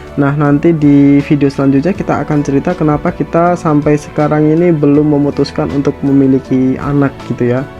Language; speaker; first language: Indonesian; native; Indonesian